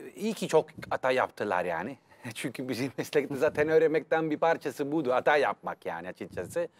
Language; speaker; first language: Turkish; non-native, fluent; Italian